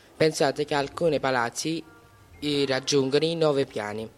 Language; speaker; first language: Italian; non-native, fluent; Bangla